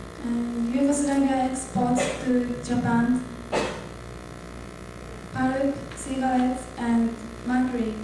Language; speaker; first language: English; non-native, learner; Japanese